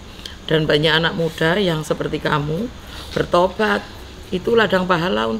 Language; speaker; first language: Indonesian; native; Indonesian